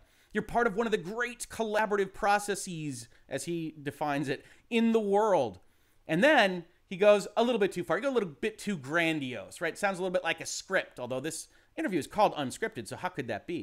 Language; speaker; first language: English; native; English